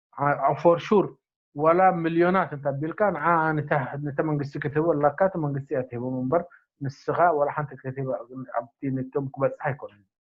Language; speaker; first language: Tigrinya; non-native, local second language; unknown